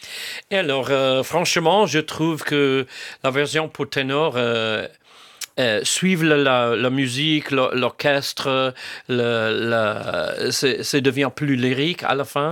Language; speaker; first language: French; non-native, fluent; English